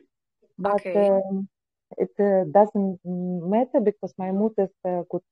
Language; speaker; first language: English; non-native, learner; Ukrainian